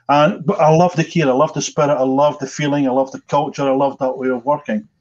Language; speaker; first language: English; native; English